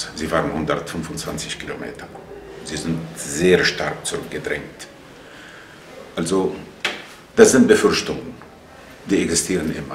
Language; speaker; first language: German; non-native, fluent; Arabic